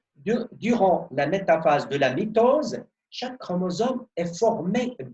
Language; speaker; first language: French; non-native, local second language; Arabic